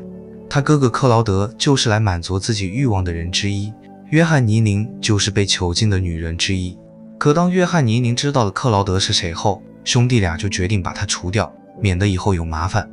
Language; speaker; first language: Chinese; native; Chinese